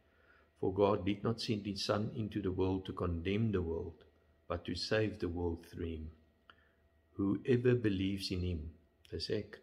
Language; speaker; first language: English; non-native, local second language; Afrikaans